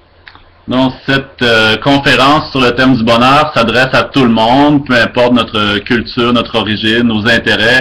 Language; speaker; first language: French; native; French